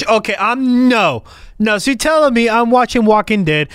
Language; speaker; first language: English; native; English